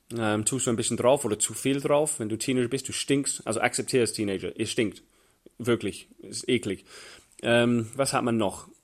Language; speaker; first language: German; non-native, fluent; English